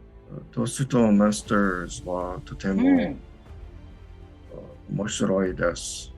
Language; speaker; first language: Japanese; non-native, learner; English